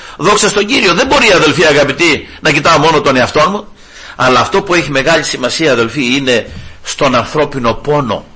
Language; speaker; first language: Greek; native; Greek